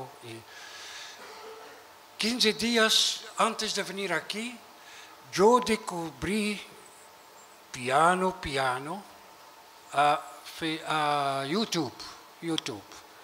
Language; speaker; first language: Spanish; non-native, learner; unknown